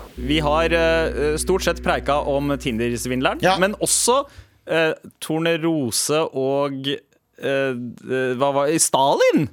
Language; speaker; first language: Norwegian; early bilingual, other home language; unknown